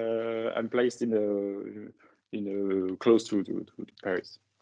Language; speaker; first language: English; non-native, fluent; French